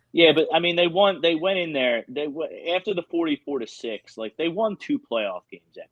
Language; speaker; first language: English; native; English